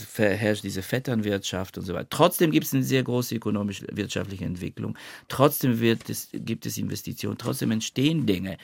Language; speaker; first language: German; non-native, fluent; Bulgarian